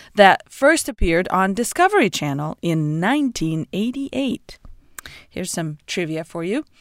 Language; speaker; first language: English; non-native, fluent; Russian